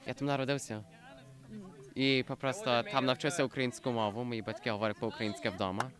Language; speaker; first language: Ukrainian; early bilingual, heritage; English